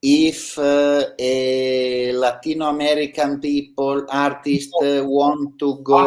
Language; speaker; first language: English; non-native, learner; Italian